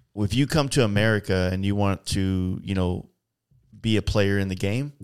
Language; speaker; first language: English; native; English